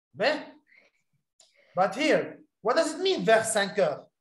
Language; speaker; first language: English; non-native, fluent; Arabic